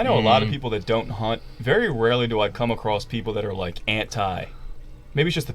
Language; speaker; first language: English; native; English